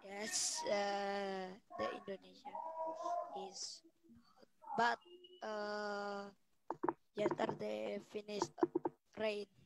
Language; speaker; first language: English; non-native, learner; Indonesian